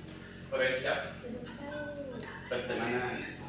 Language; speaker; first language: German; non-native, learner; Indonesian